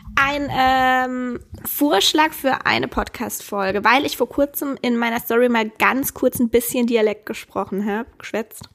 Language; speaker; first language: German; native; German